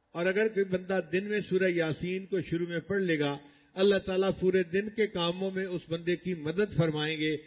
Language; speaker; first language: Urdu; non-native, local second language; Punjabi